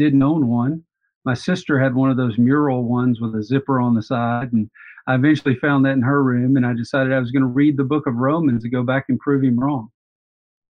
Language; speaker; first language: English; native; English